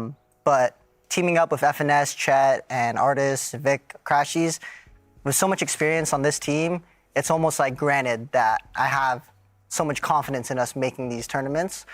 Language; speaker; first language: English; native; English